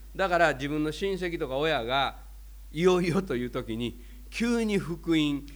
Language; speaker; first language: Japanese; native; Japanese